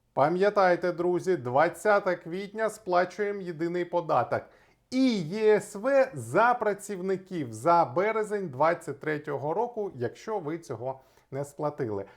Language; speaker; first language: Ukrainian; non-native, local second language; Russian